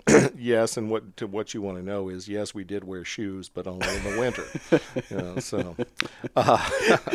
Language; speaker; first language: English; native; English